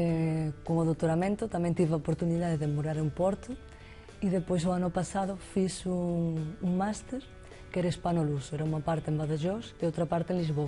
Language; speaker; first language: Portuguese; non-native, fluent; Spanish